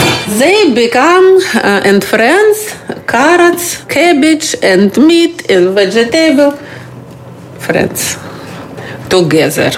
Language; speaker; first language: English; non-native, fluent; Ukrainian